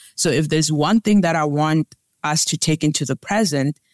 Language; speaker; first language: English; non-native, local second language; Tsonga